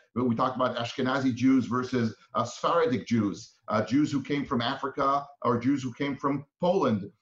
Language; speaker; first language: English; non-native, fluent; Hebrew